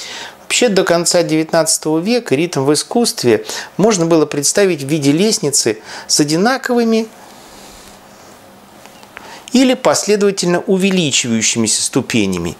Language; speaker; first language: Russian; native; Russian